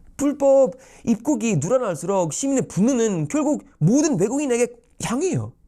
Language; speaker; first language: Korean; non-native, fluent; Swedish